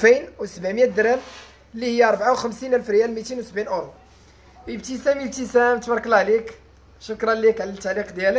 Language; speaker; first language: Arabic; native; Arabic